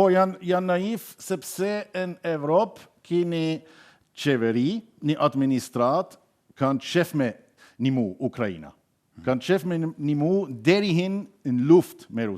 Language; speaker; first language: Albanian; non-native, learner; German